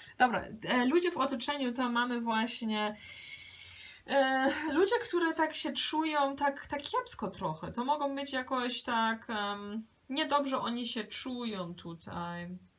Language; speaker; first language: Polish; early bilingual, heritage; Polish